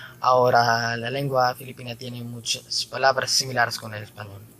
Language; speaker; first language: Spanish; non-native, fluent; Filipino